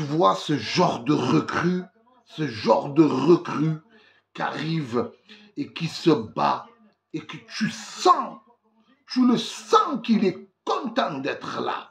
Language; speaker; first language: French; native; French